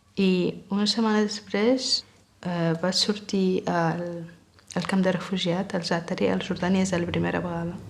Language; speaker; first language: Catalan; non-native, fluent; Arabic